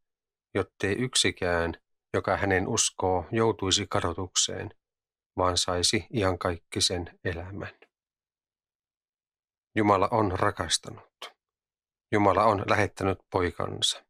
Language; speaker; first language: Finnish; native; Finnish